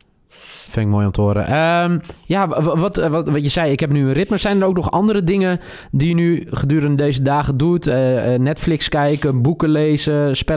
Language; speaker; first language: Dutch; native; Dutch